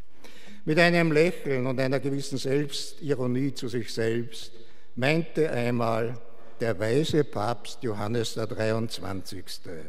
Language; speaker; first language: German; native; German